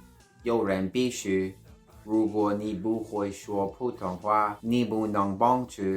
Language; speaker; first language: Chinese; non-native, learner; English